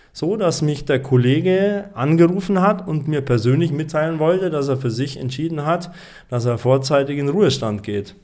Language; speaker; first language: German; native; German